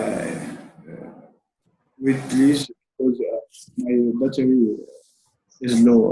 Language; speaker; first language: English; non-native, learner; Arabic